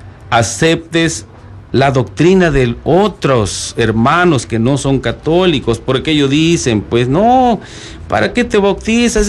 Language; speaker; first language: Spanish; native; Spanish